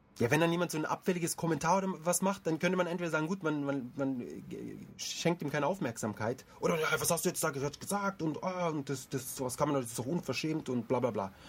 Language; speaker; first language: German; early bilingual, other home language; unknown